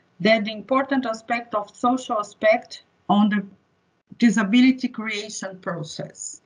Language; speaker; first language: English; non-native, fluent; Portuguese